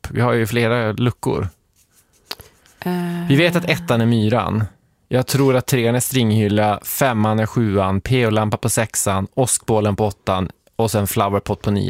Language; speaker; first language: Swedish; native; Swedish